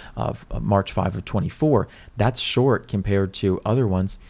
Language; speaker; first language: English; native; English